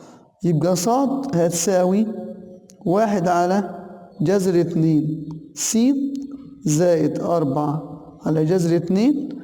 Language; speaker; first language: Arabic; native; Arabic